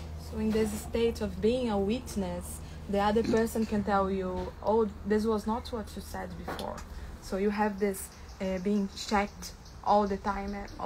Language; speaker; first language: English; non-native, fluent; Portuguese